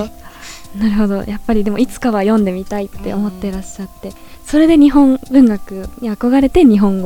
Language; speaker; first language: Japanese; native; Japanese